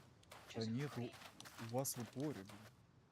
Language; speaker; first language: Russian; native; Russian